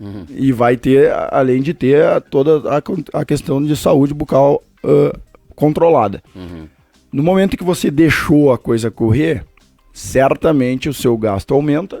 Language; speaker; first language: Portuguese; native; Portuguese